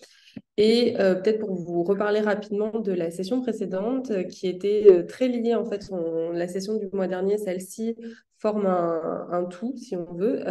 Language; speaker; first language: French; native; French